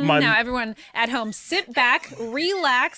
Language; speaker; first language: English; native; English